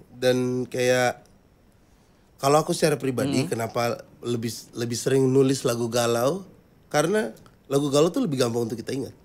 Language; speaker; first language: Indonesian; native; Indonesian